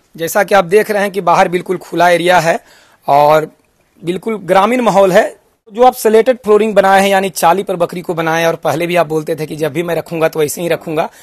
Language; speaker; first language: Hindi; native; Hindi